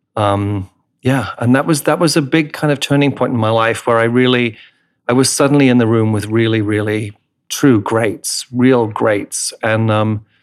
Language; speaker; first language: English; native; English